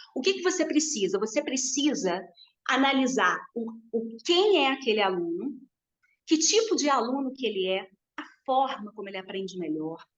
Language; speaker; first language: Portuguese; native; Portuguese